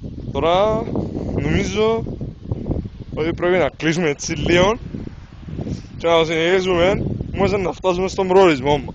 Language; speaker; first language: Greek; native; Greek